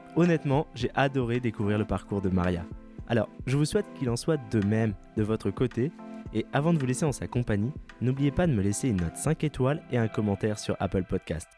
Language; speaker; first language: French; non-native, fluent; English